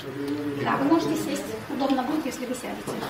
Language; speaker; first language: Russian; native; Russian